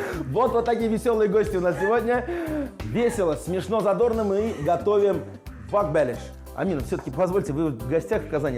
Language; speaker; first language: Russian; native; Russian